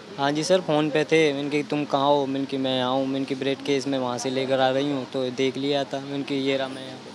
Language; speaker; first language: Hindi; native; Hindi